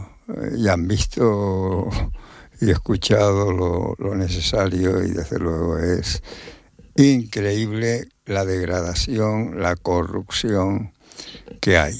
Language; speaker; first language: Spanish; native; Spanish